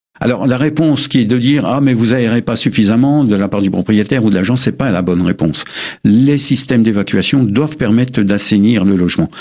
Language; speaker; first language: French; native; French